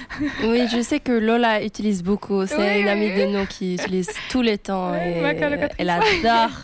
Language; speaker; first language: French; non-native, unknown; Swedish